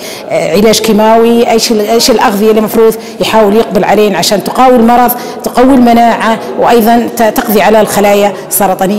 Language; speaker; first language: Arabic; native; Arabic